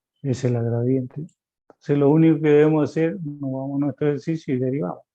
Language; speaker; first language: Spanish; native; Spanish